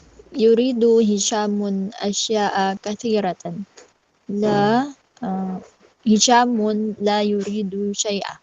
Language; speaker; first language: Arabic; non-native, learner; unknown